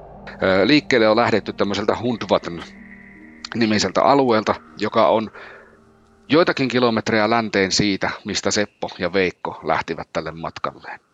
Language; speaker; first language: Finnish; native; Finnish